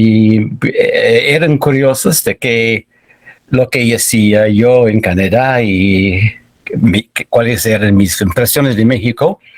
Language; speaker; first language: Spanish; non-native, fluent; English